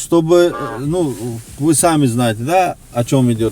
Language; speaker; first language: Russian; non-native, local second language; Tajik